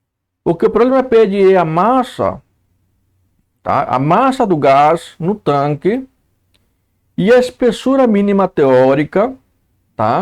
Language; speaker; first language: Portuguese; native; Portuguese